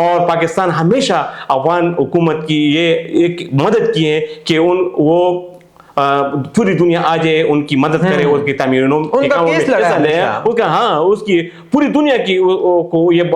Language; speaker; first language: Urdu; non-native, local second language; Pashto